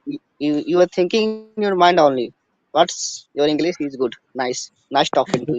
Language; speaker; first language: English; non-native, learner; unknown